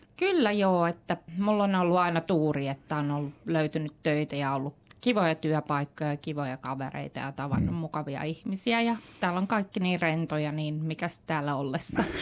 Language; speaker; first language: Finnish; native; Finnish